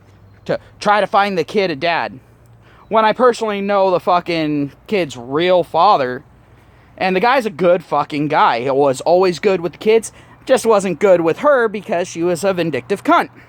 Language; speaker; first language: English; native; English